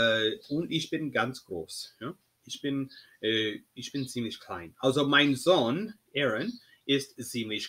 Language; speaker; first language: German; non-native, fluent; English